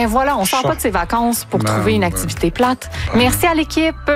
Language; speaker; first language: French; native; French